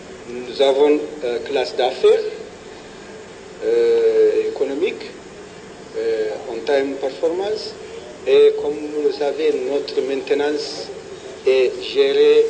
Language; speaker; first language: French; non-native, fluent; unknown